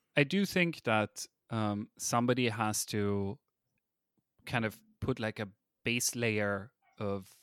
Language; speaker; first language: English; non-native, fluent; German